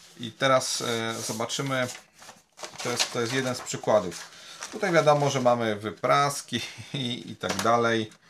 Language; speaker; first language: Polish; native; Polish